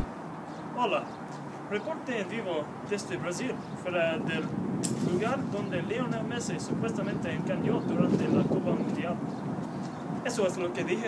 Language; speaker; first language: Spanish; non-native, learner; English